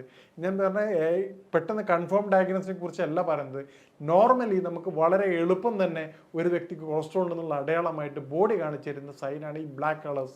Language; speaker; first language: Malayalam; native; Malayalam